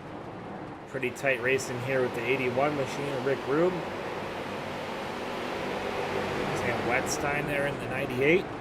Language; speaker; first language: English; native; English